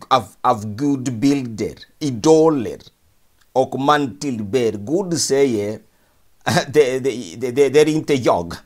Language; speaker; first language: Swedish; non-native, fluent; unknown